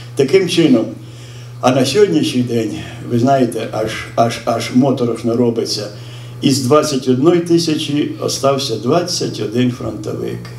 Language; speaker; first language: Ukrainian; native; Ukrainian